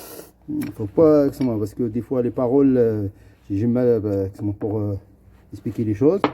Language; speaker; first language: French; non-native, fluent; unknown